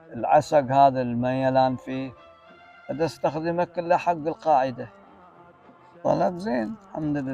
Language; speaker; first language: Arabic; native; Arabic